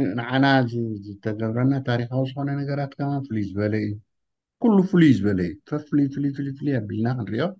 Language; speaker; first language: Tigrinya; native; Tigrinya